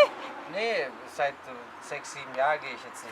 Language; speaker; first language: German; early bilingual, other home language; Italian